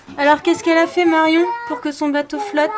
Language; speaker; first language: French; native; French